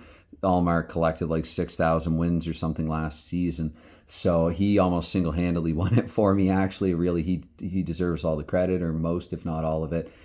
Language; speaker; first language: English; native; English